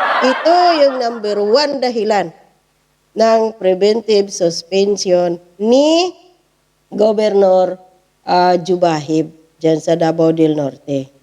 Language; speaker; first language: Filipino; non-native, local second language; Cebuano